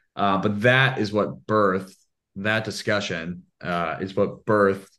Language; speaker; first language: English; native; English